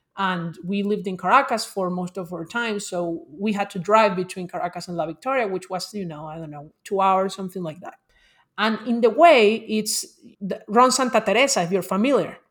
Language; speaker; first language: English; non-native, fluent; Spanish